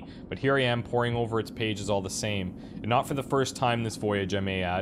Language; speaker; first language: English; native; English